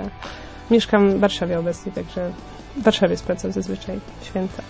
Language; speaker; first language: Polish; early bilingual, other home language; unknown